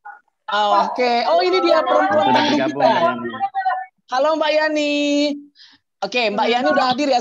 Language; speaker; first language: Indonesian; native; Indonesian